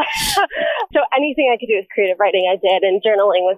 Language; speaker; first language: English; native; English